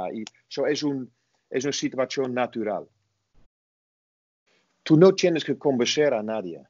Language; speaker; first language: Spanish; non-native, fluent; Dutch